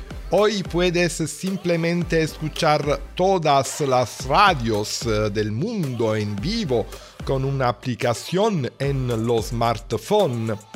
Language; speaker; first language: Spanish; non-native, learner; Italian